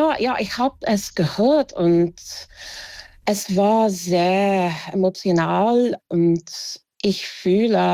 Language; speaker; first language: German; non-native, fluent; English